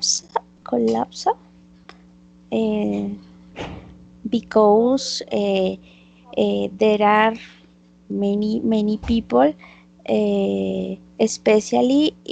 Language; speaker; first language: English; non-native, learner; Spanish